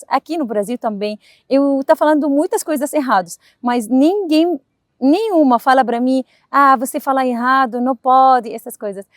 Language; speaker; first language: Portuguese; non-native, learner; Arabic